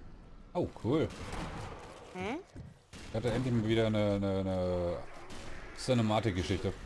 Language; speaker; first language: German; native; German